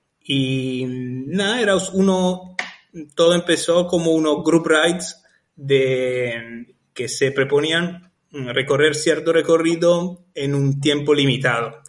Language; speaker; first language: Spanish; non-native, fluent; Italian